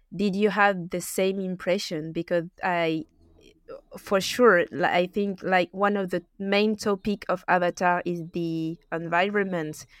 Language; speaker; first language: English; non-native, learner; French